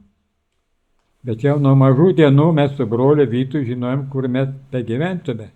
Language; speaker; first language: Lithuanian; native; Lithuanian